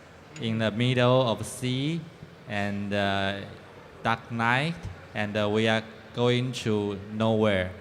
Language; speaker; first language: English; non-native, fluent; Chinese